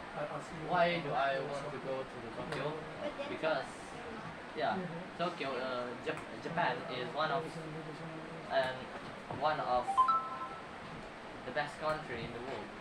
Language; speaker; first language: English; non-native, learner; Indonesian